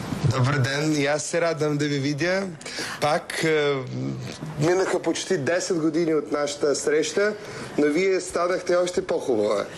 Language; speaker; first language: Bulgarian; early bilingual, heritage; Russian